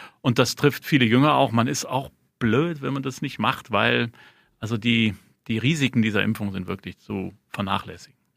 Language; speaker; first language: German; native; German